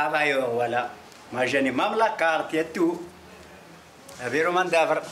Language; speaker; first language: French; non-native, learner; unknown